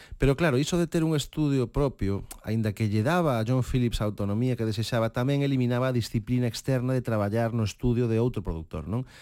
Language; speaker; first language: Galician; native; Galician